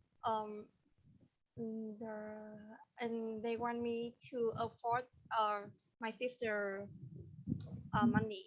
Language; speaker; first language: English; non-native, learner; Vietnamese